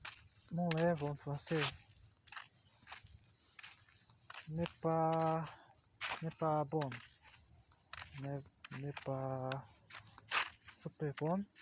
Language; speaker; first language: French; non-native, learner; Portuguese